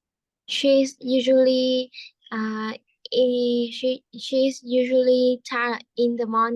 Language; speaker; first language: English; non-native, learner; Vietnamese